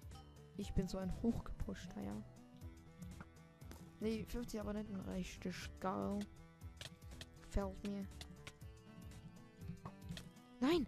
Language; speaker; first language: German; native; German